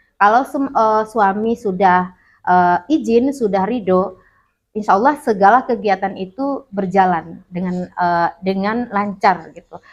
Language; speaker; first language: Indonesian; non-native, local second language; Minangkabau